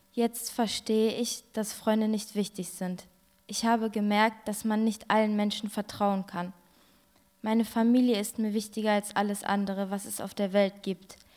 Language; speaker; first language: German; early bilingual, other home language; Turkish